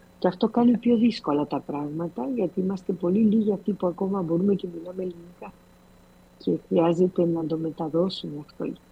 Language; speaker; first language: Greek; early bilingual, heritage; Spanish